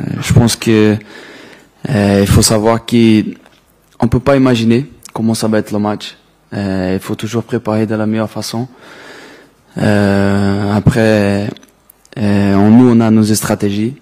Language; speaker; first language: French; non-native, fluent; Portuguese